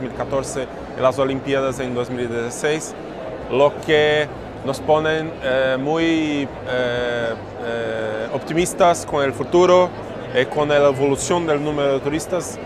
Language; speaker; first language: Spanish; non-native, fluent; Portuguese